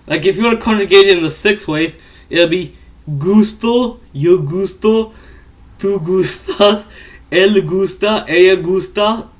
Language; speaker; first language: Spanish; non-native, learner; English